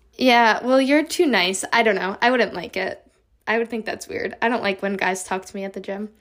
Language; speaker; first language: English; native; English